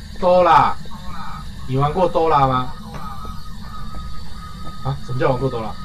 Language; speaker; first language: Chinese; native; Chinese